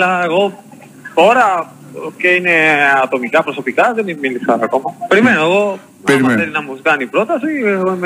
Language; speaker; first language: Greek; non-native, learner; Spanish